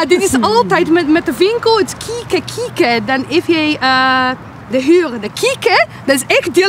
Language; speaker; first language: Dutch; non-native, learner; Polish